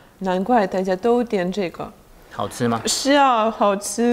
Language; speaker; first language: Chinese; non-native, learner; Russian